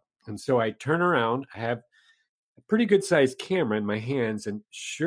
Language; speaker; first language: English; native; English